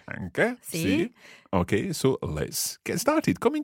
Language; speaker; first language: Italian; non-native, fluent; English